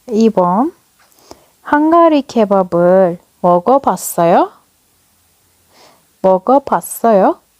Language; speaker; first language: Korean; non-native, fluent; Turkish